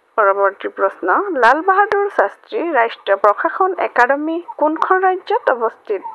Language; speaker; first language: Assamese; native; Assamese